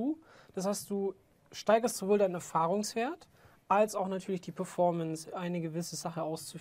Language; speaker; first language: German; native; German